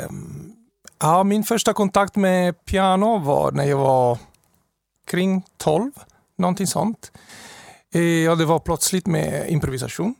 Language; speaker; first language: Swedish; non-native, fluent; Italian